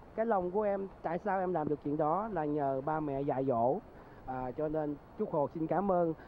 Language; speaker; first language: Vietnamese; native; Vietnamese